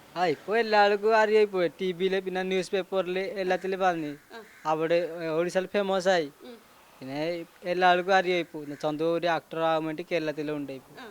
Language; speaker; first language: Malayalam; non-native, learner; Odia